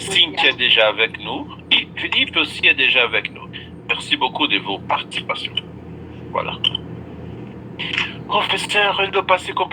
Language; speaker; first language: French; non-native, fluent; Portuguese